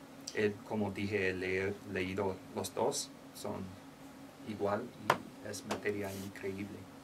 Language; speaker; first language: Spanish; non-native, learner; English